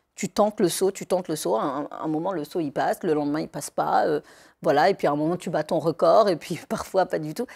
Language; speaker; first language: French; native; French